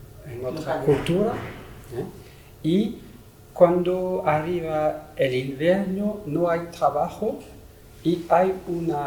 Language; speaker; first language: Spanish; non-native, learner; French